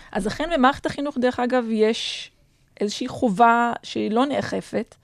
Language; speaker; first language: Hebrew; non-native, fluent; Adyghe